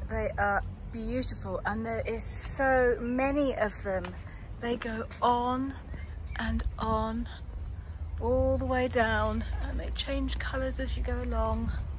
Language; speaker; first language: English; native; English